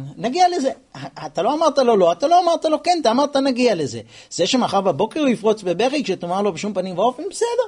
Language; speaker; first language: Hebrew; non-native, fluent; English